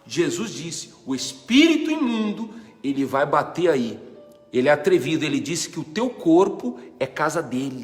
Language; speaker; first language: Portuguese; native; Portuguese